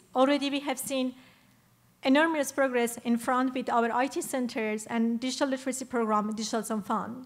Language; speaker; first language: English; non-native, fluent; Persian